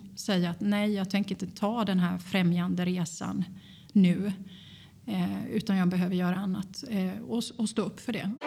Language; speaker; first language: Swedish; native; Swedish